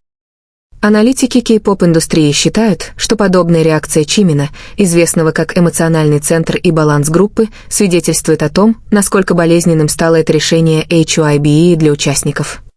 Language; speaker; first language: Russian; native; Russian